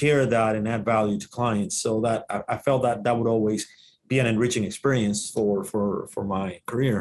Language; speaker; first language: English; non-native, fluent; Spanish